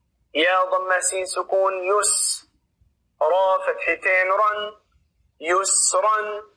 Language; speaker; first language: Arabic; non-native, fluent; Oromo